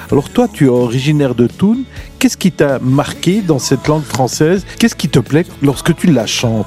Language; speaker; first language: French; native; French